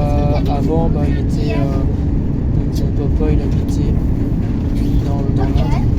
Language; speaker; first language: French; native; French